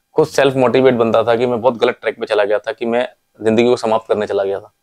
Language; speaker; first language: Hindi; native; Hindi